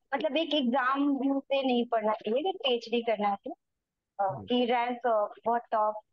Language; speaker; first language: Hindi; native; Hindi